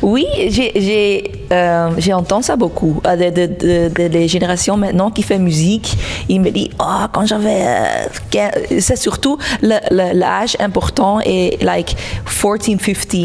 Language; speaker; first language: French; non-native, local second language; Dutch